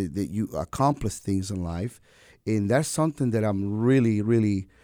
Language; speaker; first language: English; non-native, fluent; Spanish